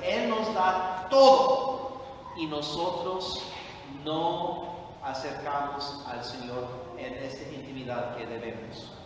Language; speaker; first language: Spanish; non-native, fluent; English